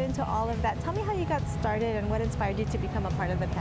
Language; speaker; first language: English; native; English